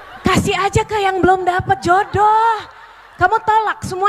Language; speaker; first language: Indonesian; native; Indonesian